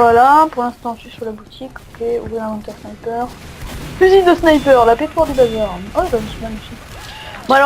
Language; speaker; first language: French; native; French